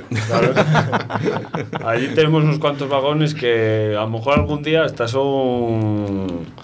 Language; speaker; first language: Spanish; native; Spanish